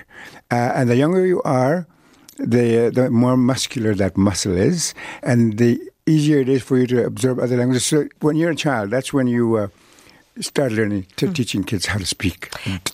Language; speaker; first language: English; non-native, fluent; Cree